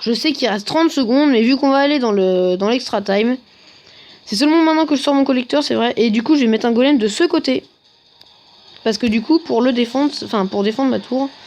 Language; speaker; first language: French; native; French